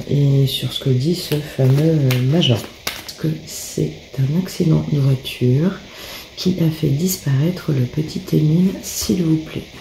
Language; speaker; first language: French; native; French